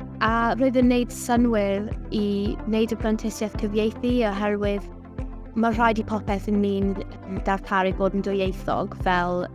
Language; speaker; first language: Welsh; non-native, local second language; English